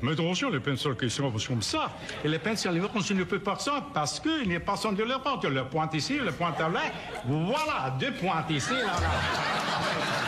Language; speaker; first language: French; non-native, learner; English